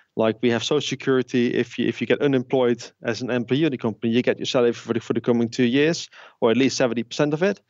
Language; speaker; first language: English; non-native, fluent; Dutch